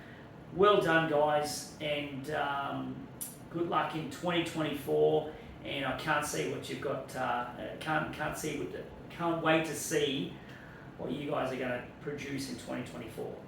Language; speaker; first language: English; native; English